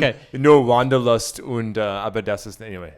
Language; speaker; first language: German; non-native, learner; English